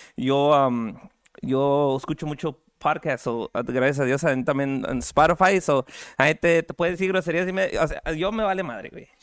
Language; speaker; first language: Spanish; early bilingual, heritage; Spanish